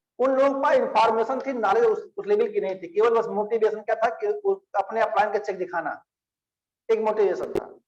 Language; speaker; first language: Hindi; native; Hindi